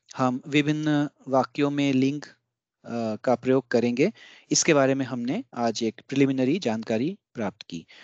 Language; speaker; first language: Hindi; non-native, local second language; Bangla